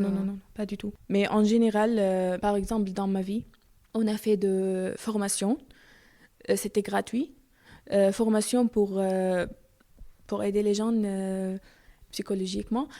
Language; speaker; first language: French; non-native, learner; Arabic